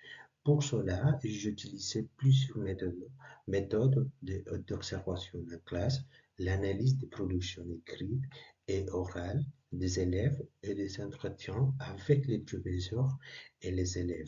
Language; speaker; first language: French; non-native, learner; Spanish